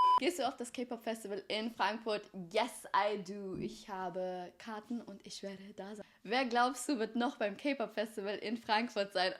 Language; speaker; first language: German; early bilingual, other home language; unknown